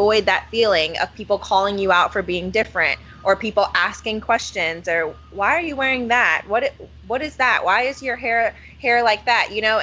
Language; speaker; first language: English; native; English